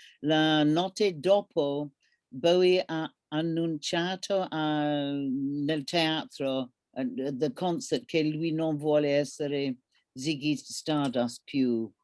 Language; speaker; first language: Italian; non-native, learner; English